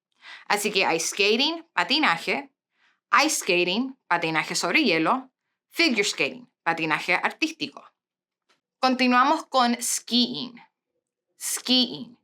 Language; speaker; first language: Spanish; non-native, fluent; English